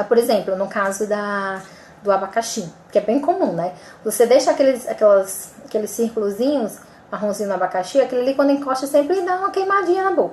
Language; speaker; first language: Portuguese; native; Portuguese